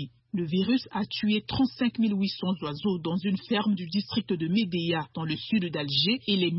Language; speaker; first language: French; native; French